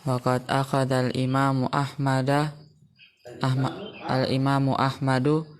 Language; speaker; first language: Arabic; non-native, learner; Indonesian